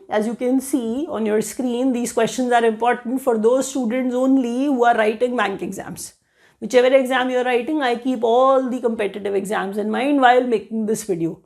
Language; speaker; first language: English; non-native, local second language; Hindi